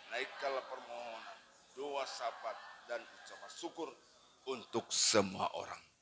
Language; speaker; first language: Indonesian; non-native, local second language; Batak Toba